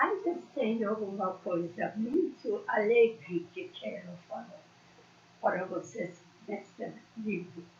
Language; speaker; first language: Portuguese; non-native, learner; Persian